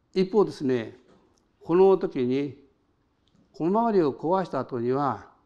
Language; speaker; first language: Japanese; native; Japanese